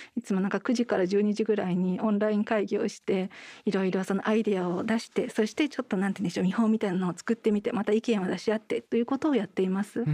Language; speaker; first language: Japanese; native; Japanese